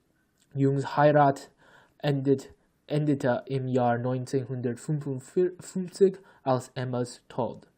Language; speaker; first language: German; non-native, learner; English